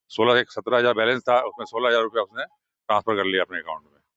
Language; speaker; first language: Hindi; non-native, local second language; Gujarati